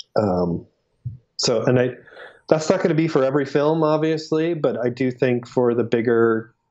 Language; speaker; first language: English; native; English